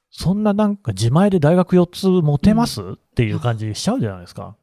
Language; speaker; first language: Japanese; native; Japanese